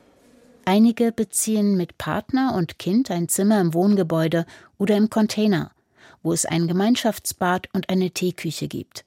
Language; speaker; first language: German; native; German